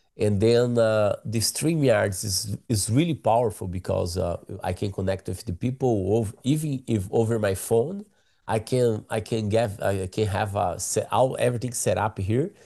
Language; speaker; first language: English; non-native, learner; Portuguese